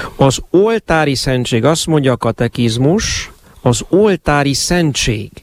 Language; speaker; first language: Hungarian; native; Hungarian